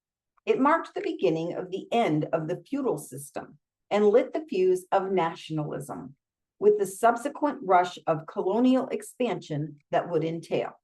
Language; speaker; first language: English; native; English